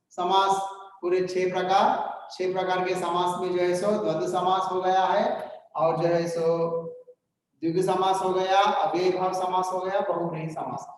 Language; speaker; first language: Hindi; non-native, local second language; Telugu